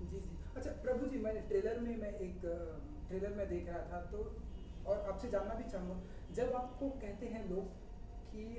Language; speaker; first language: Hindi; native; Hindi